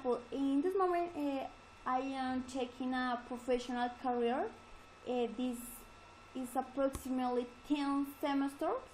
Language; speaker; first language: English; non-native, learner; Spanish